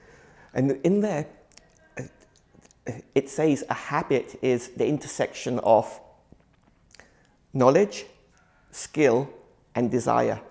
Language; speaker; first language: English; early bilingual, other home language; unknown